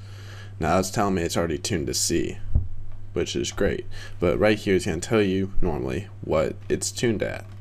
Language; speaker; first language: English; native; English